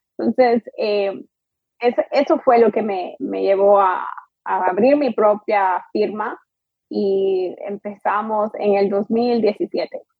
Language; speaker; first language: Spanish; early bilingual, heritage; Spanish